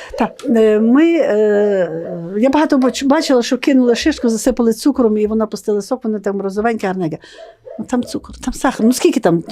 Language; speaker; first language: Ukrainian; native; Ukrainian